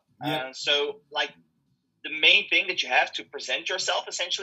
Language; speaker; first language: English; non-native, fluent; Dutch